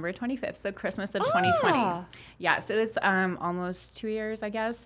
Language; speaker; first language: English; non-native, fluent; Polish